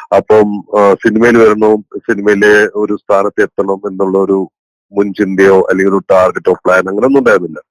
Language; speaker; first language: Malayalam; native; Malayalam